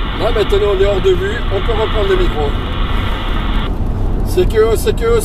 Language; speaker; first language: French; native; French